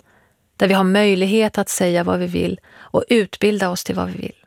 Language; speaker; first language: Swedish; early bilingual, other home language; Persian